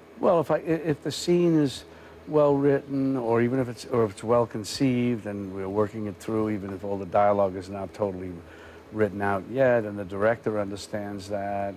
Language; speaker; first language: English; native; English